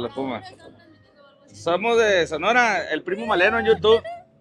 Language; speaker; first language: Spanish; native; Spanish